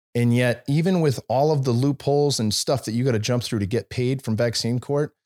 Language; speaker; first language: English; native; English